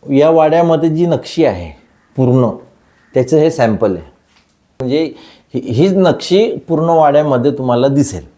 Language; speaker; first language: Marathi; native; Marathi